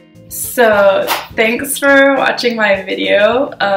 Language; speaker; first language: English; native; English